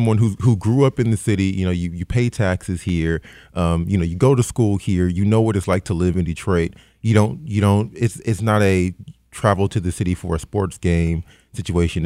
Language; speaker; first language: English; native; English